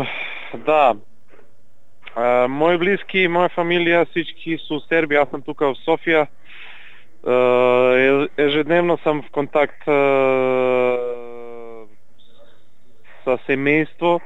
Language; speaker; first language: Bulgarian; non-native, learner; Serbian